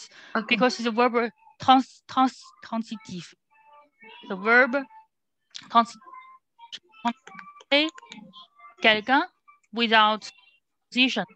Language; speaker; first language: English; non-native, learner; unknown